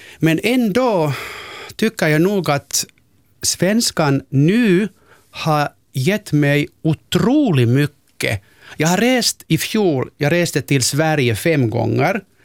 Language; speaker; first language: Swedish; non-native, local second language; Finnish